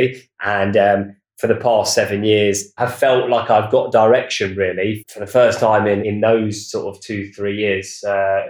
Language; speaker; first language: English; native; English